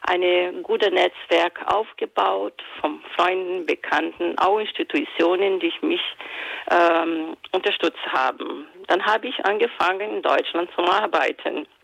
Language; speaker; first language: German; non-native, fluent; Portuguese